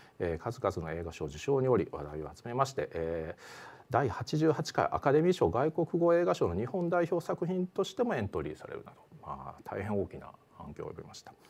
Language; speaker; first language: Japanese; native; Japanese